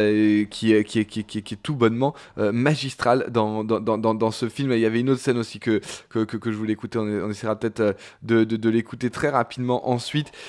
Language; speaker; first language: French; native; French